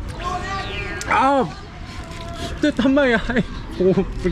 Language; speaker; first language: Thai; non-native, learner; Korean